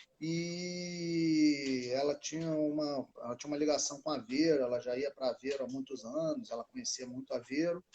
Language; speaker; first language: Portuguese; native; Portuguese